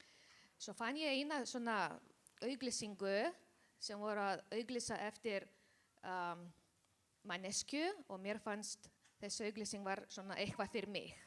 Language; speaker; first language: Icelandic; non-native, learner; Spanish